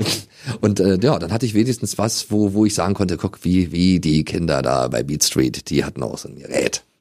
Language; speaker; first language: German; native; German